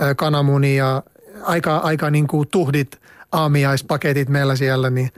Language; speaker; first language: Finnish; non-native, fluent; Arabic